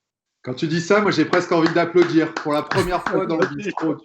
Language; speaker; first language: French; native; French